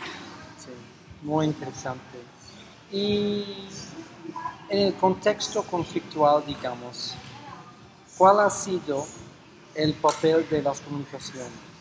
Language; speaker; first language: Spanish; non-native, fluent; English